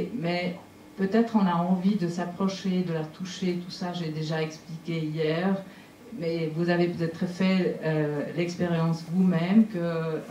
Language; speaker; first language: French; non-native, local second language; German